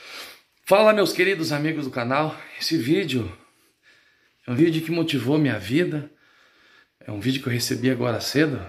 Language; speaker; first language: Portuguese; native; Portuguese